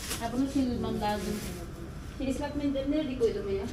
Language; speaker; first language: Turkish; non-native, learner; Filipino